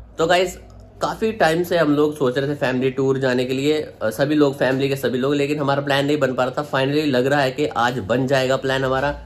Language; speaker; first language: Hindi; native; Hindi